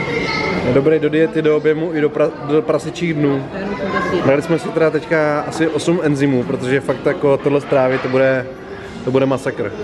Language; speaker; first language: Czech; native; Czech